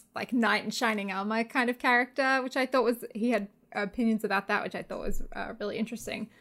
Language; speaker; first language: English; native; English